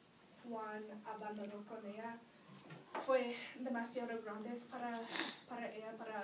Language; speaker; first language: Spanish; non-native, learner; English